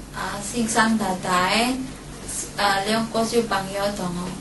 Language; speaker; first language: Cantonese; non-native, learner; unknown